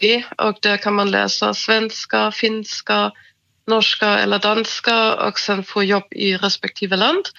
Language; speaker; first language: Swedish; non-native, fluent; German